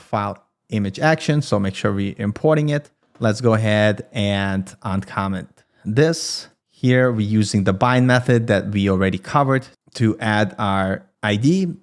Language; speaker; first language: English; native; English